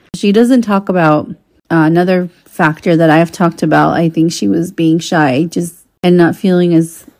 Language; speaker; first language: English; non-native, fluent; Spanish